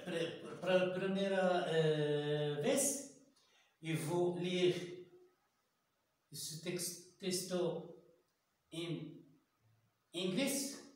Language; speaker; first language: Portuguese; non-native, learner; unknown